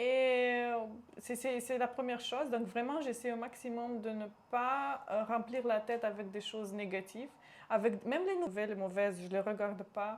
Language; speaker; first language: French; non-native, local second language; Romanian